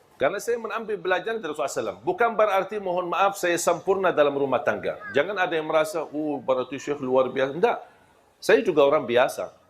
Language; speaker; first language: Malay; non-native, fluent; Arabic